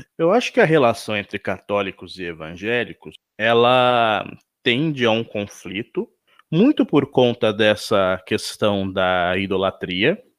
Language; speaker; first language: Portuguese; native; Portuguese